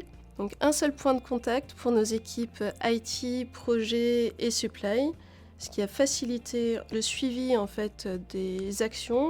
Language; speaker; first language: French; native; French